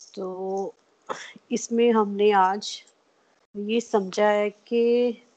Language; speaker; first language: Hindi; non-native, local second language; Punjabi